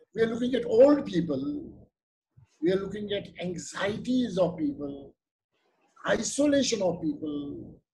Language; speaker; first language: English; non-native, local second language; Kashmiri